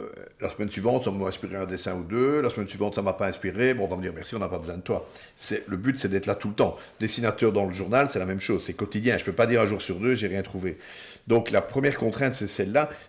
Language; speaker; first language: French; native; French